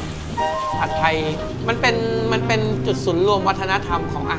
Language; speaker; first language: Thai; native; Thai